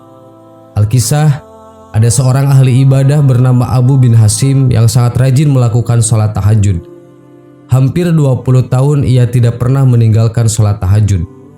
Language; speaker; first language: Indonesian; native; Indonesian